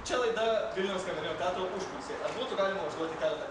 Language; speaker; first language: Lithuanian; native; Lithuanian